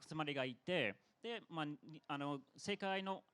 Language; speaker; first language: Japanese; non-native, fluent; English